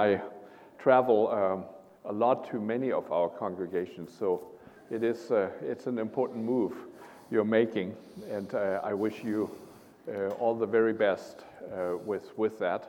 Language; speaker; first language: English; non-native, fluent; German